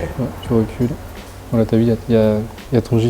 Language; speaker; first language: French; native; French